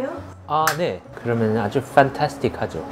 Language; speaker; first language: Korean; early bilingual, heritage; English